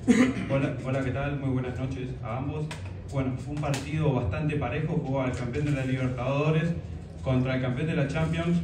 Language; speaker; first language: Spanish; native; Spanish